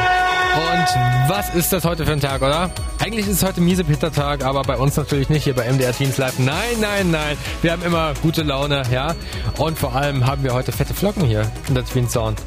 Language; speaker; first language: German; native; German